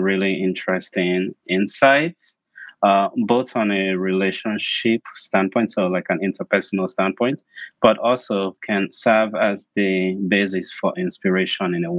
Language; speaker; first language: English; non-native, local second language; Igbo